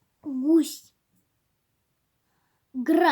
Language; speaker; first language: Russian; native; Russian